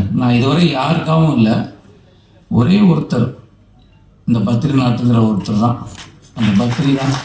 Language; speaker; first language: Tamil; native; Tamil